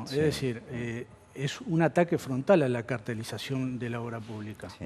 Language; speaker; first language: Spanish; native; Spanish